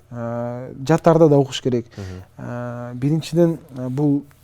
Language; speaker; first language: Kyrgyz; non-native, local second language; Russian